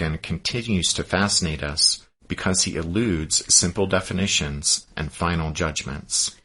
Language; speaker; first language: English; native; English